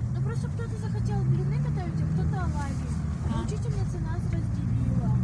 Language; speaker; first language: Russian; early bilingual, other home language; Tajik